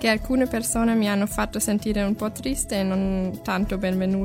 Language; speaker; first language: Italian; non-native, learner; German